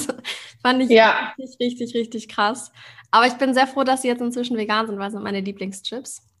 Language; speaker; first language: German; native; German